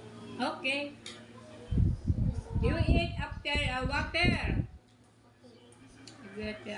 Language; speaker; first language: English; non-native, learner; Filipino